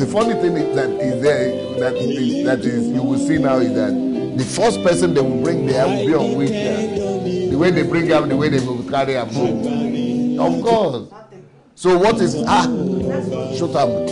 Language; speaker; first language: English; non-native, local second language; Yoruba